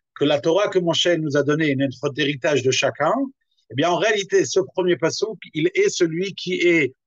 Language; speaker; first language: French; native; French